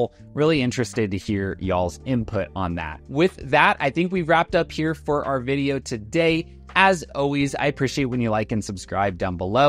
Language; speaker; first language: English; native; English